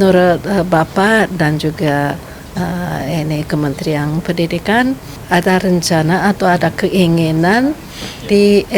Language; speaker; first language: Indonesian; non-native, fluent; Japanese